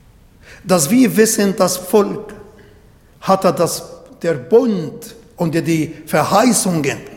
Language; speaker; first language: German; non-native, fluent; Arabic